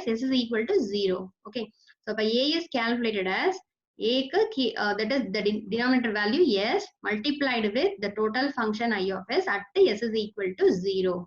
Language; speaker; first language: English; non-native, local second language; Tamil